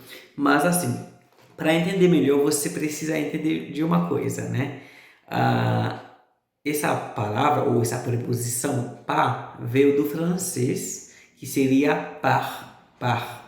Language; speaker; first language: Portuguese; non-native, fluent; Haitian Creole